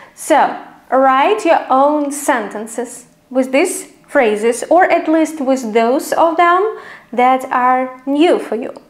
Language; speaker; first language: English; non-native, fluent; Ukrainian